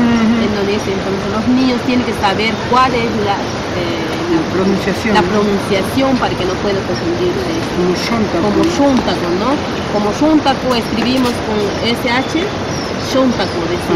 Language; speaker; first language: Spanish; non-native, local second language; Shipibo-Conibo